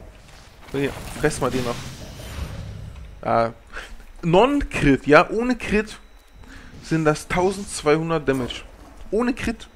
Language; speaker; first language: German; native; German